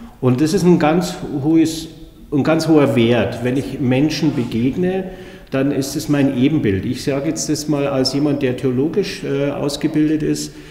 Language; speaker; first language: German; native; German